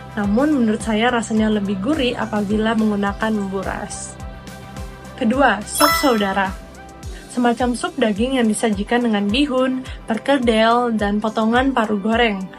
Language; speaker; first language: Indonesian; native; Indonesian